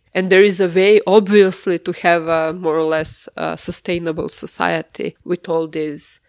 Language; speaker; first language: English; non-native, fluent; Serbian